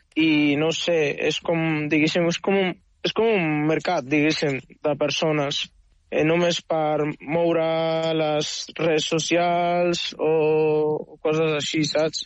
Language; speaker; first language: Catalan; non-native, fluent; Arabic